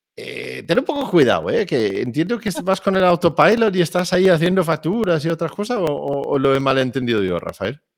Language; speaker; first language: Spanish; non-native, fluent; Danish